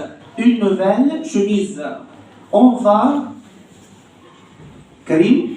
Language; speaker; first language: French; non-native, fluent; Arabic